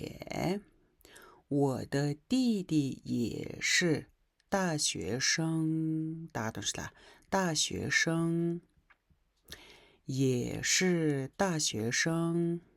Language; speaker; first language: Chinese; non-native, fluent; Mongolian